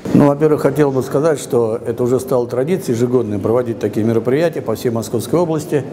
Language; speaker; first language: Russian; native; Russian